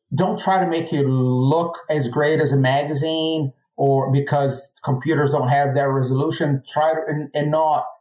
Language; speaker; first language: English; non-native, fluent; Portuguese